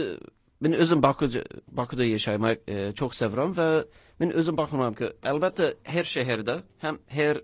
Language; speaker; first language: Turkish; non-native, learner; English